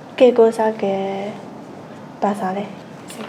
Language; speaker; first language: Spanish; non-native, learner; Chinese